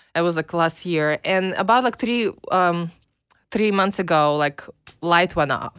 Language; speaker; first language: English; non-native, fluent; Russian